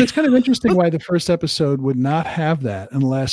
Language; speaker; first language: English; native; English